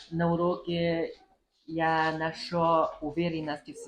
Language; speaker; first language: Russian; non-native, learner; Chinese